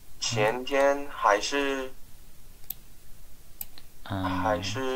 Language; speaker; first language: Chinese; non-native, learner; English